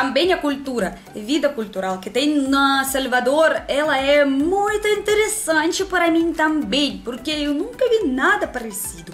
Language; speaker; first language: Portuguese; non-native, learner; Russian